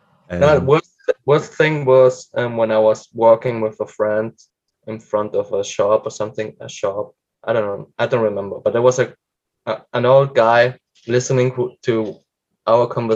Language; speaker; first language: English; non-native, fluent; German